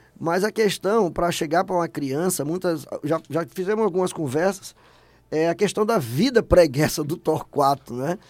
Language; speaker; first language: Portuguese; native; Portuguese